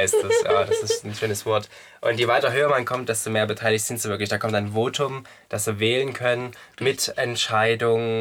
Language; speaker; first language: German; native; German